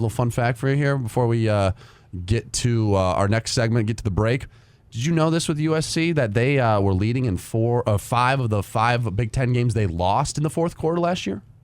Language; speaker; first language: English; native; English